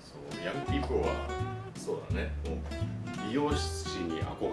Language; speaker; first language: Japanese; native; Japanese